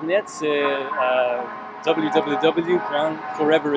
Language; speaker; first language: French; non-native, fluent; Slovak